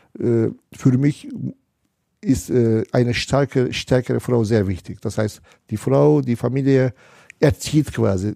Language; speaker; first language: German; non-native, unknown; Turkish